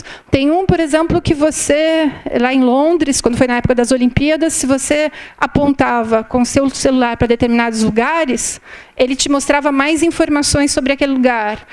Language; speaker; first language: Portuguese; native; Portuguese